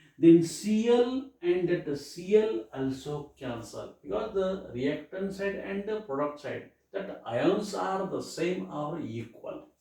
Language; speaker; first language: English; non-native, local second language; Marathi